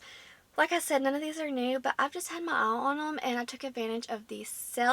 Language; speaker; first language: English; native; English